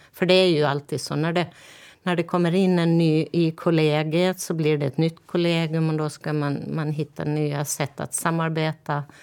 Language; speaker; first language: Swedish; native; Swedish